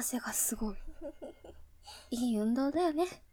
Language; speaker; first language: Japanese; native; Japanese